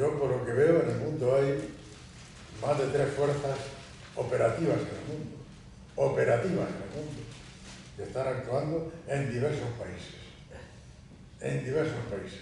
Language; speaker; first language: Spanish; native; Spanish